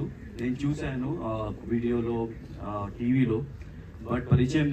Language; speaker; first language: Telugu; non-native, learner; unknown